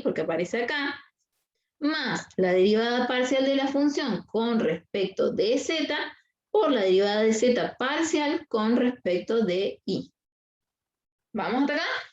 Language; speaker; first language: Spanish; native; Spanish